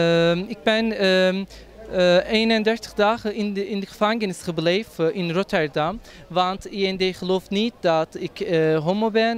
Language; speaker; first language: Dutch; non-native, learner; Turkish